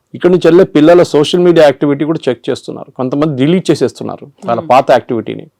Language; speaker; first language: Telugu; non-native, local second language; Malayalam